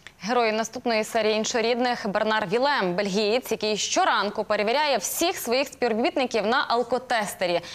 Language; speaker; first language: Ukrainian; native; Ukrainian